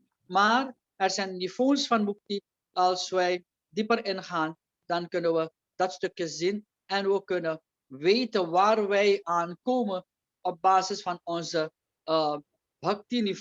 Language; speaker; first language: Dutch; non-native, local second language; Caribbean Hindustani